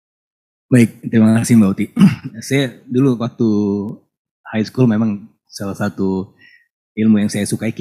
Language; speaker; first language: Indonesian; native; Indonesian